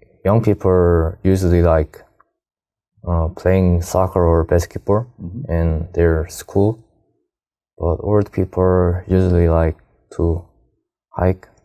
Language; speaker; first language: English; non-native, learner; Korean